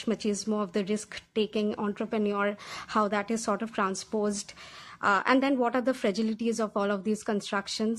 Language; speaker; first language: English; non-native, local second language; Bangla